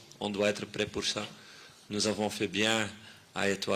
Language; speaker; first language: French; non-native, fluent; Dutch